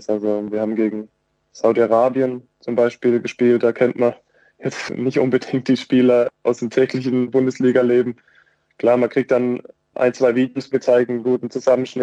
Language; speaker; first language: German; native; German